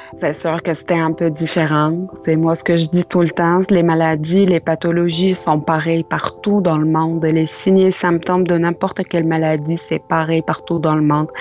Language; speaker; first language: French; non-native, local second language; Arabic